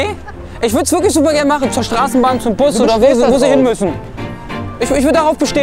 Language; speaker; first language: German; native; German